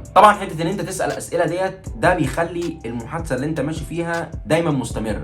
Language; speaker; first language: Arabic; native; Arabic